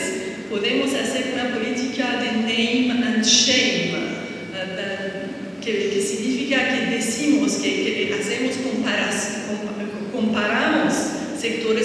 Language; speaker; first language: Spanish; non-native, fluent; French